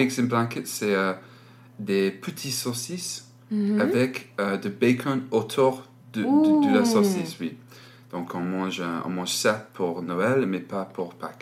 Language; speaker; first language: French; non-native, learner; English